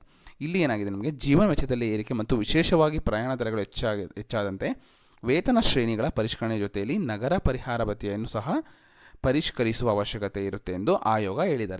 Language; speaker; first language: Kannada; native; Kannada